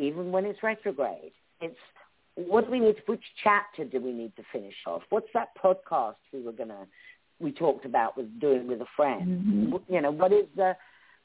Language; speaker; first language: English; native; English